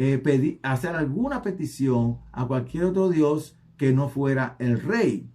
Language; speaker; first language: Spanish; native; Spanish